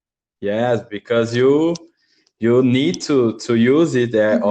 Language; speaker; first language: English; non-native, learner; Portuguese